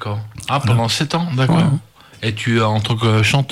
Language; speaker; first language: French; native; French